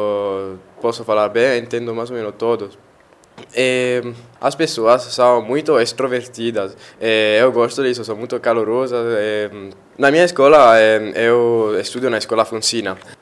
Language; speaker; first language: Portuguese; non-native, learner; Italian